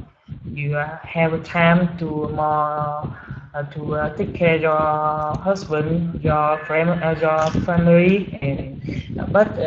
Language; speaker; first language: English; non-native, learner; Vietnamese